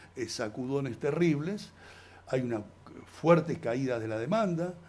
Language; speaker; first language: Spanish; native; Spanish